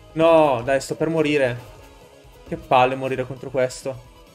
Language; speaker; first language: Italian; native; Italian